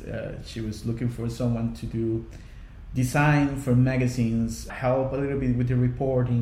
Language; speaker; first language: English; non-native, fluent; Spanish